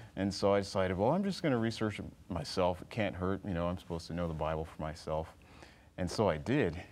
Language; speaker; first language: English; native; English